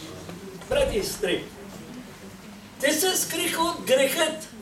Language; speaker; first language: Bulgarian; non-native, local second language; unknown